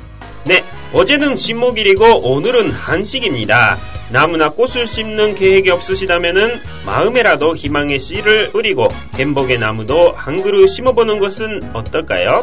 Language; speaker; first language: Korean; non-native, fluent; Japanese